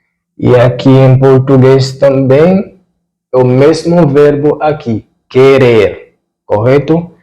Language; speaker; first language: Portuguese; non-native, fluent; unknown